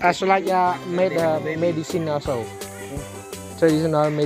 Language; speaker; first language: English; non-native, learner; Khmer